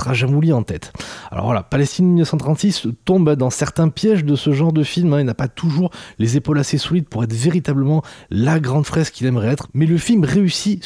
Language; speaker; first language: French; native; French